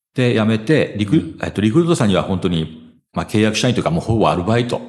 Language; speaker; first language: Japanese; native; Japanese